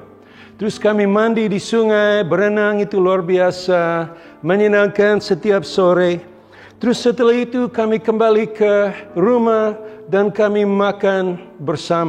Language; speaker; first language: Indonesian; non-native, local second language; English